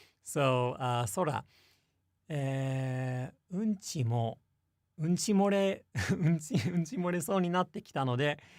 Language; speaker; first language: Japanese; non-native, fluent; English